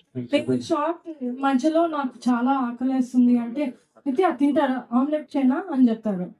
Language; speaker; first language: Telugu; non-native, fluent; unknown